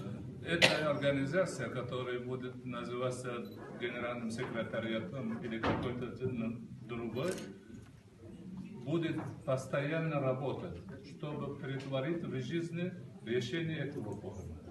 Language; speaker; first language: Russian; non-native, local second language; Uzbek